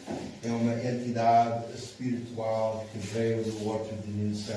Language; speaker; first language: Portuguese; non-native, fluent; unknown